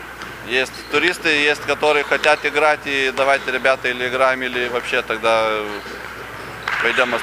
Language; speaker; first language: Russian; non-native, fluent; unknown